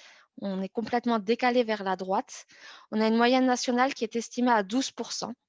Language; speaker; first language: French; native; French